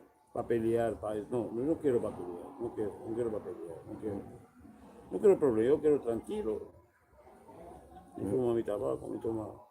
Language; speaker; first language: Spanish; non-native, learner; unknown